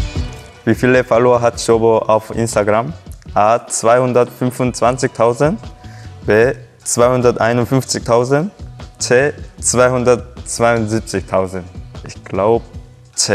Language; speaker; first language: German; non-native, learner; Korean